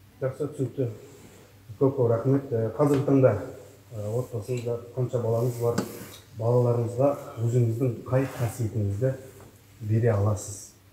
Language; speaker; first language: Kazakh; native; Kazakh